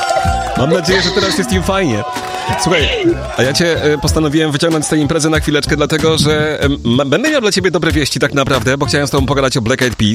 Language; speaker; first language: Polish; native; Polish